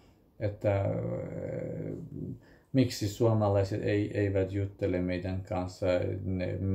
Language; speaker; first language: Finnish; non-native, fluent; Kurdish